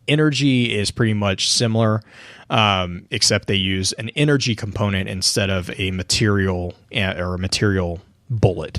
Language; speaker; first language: English; native; English